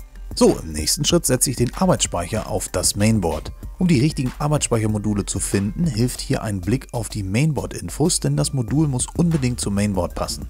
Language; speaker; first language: German; native; German